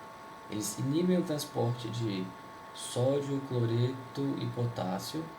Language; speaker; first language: Portuguese; native; Portuguese